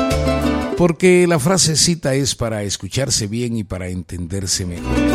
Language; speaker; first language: Spanish; native; Spanish